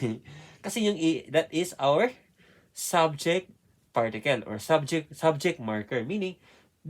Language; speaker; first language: English; non-native, learner; Filipino